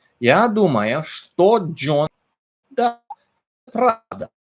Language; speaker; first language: Russian; non-native, learner; English